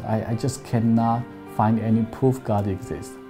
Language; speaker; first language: English; non-native, fluent; Chinese